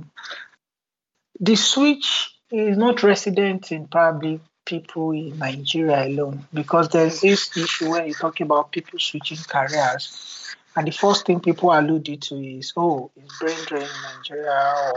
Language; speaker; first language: English; non-native, local second language; Yoruba